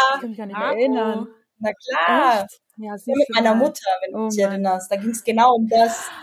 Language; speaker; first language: German; native; German